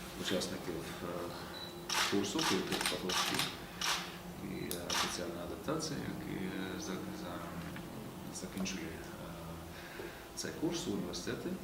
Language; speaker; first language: Ukrainian; non-native, fluent; Norwegian